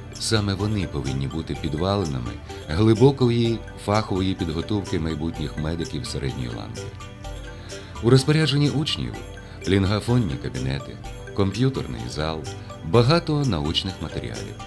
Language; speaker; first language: Ukrainian; native; Ukrainian